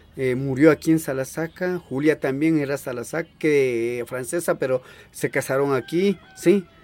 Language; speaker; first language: Spanish; non-native, local second language; Quechua